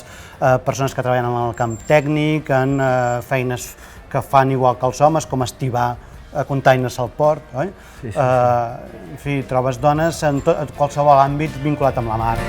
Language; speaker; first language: Catalan; native; Catalan